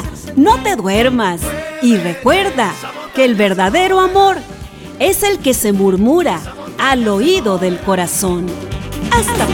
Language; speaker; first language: Spanish; native; Spanish